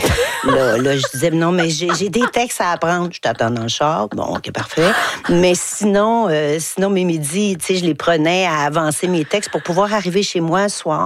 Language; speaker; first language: French; native; French